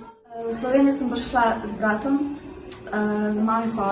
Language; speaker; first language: Slovenian; early bilingual, other home language; Lingala